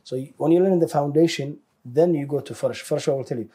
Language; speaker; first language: English; non-native, fluent; Somali